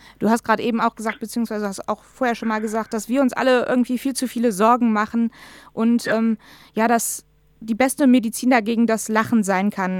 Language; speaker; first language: German; native; German